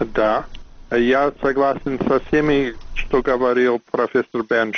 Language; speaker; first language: Russian; non-native, fluent; English